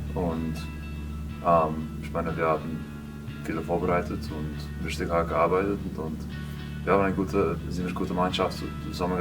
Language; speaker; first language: German; early bilingual, heritage; English